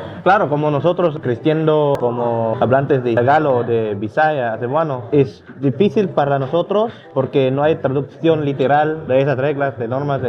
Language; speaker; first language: Spanish; non-native, learner; Cebuano